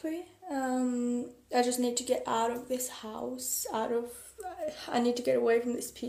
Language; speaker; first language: English; non-native, fluent; Norwegian